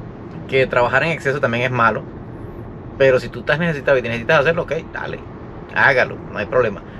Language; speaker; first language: Spanish; native; Spanish